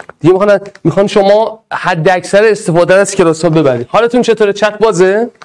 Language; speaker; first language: Persian; non-native, local second language; Arabic